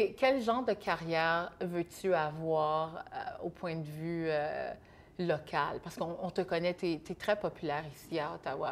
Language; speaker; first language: French; native; French